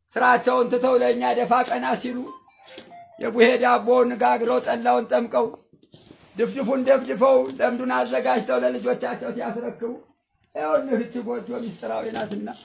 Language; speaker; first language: Amharic; native; Amharic